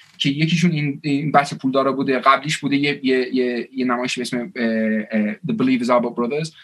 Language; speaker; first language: Persian; early bilingual, heritage; Persian